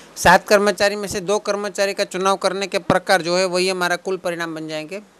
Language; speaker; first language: Hindi; non-native, local second language; Gujarati